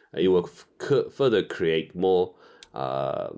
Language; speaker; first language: English; non-native, fluent; Chinese